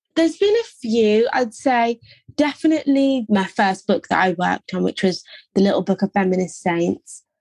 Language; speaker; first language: English; native; English